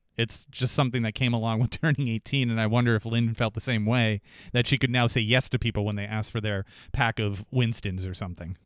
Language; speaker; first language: English; native; English